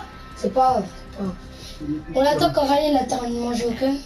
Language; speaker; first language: French; native; French